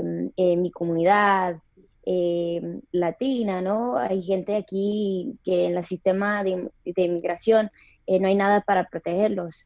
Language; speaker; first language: Spanish; early bilingual, other home language; English